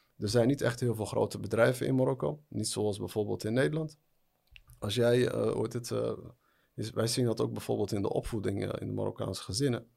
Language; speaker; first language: Dutch; early bilingual, other home language; Arabic